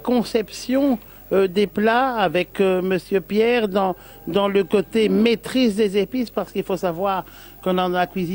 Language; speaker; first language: French; native; French